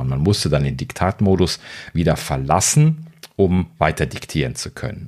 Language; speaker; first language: German; native; German